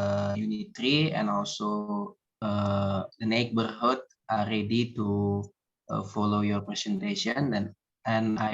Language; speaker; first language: English; non-native, learner; Indonesian